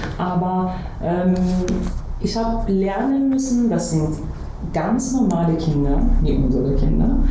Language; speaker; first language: German; non-native, fluent; Persian